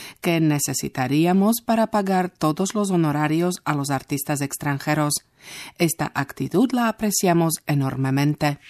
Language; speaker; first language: Spanish; non-native, fluent; Slovak